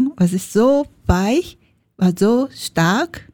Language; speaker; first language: German; non-native, learner; Japanese